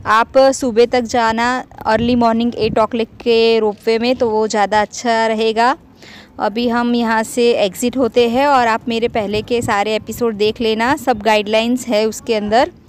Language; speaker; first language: Hindi; non-native, local second language; Gujarati